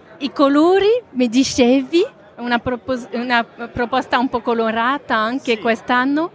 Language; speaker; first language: Italian; non-native, fluent; French